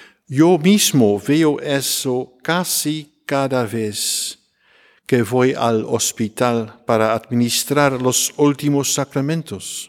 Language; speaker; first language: Spanish; non-native, fluent; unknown